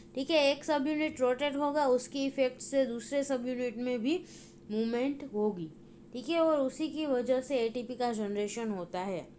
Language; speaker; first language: Hindi; non-native, local second language; Gujarati